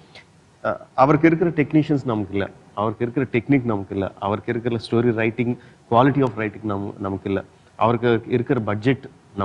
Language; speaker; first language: Tamil; non-native, fluent; Telugu